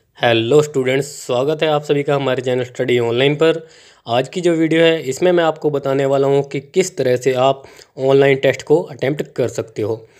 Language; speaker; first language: Hindi; non-native, local second language; Punjabi